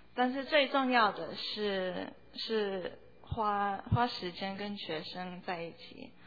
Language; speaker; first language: Chinese; early bilingual, heritage; Chinese